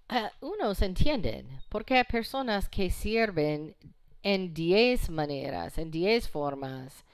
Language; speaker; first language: Spanish; non-native, fluent; English